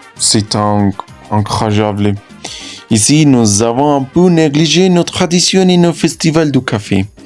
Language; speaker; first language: French; non-native, learner; Spanish